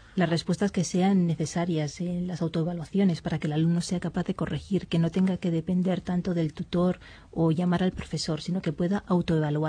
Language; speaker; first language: Spanish; native; Spanish